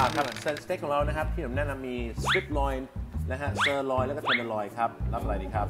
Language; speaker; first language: Thai; native; Thai